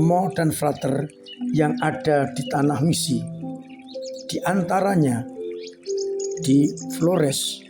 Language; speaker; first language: Indonesian; non-native, local second language; Javanese